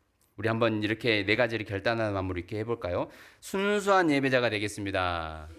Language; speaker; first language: Korean; native; Korean